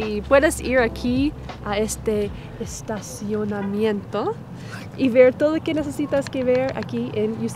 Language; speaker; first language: Spanish; non-native, learner; English